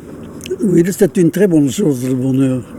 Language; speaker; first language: French; non-native, local second language; Dutch